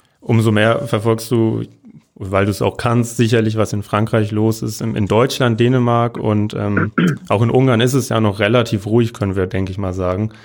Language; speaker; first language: German; native; German